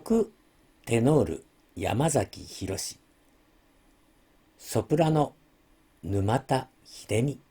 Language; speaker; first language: Japanese; native; Japanese